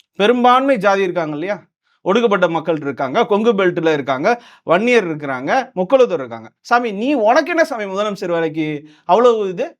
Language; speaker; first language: Tamil; non-native, local second language; Telugu